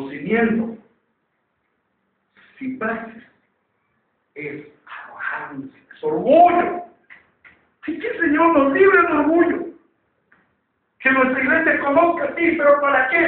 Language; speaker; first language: Spanish; native; Spanish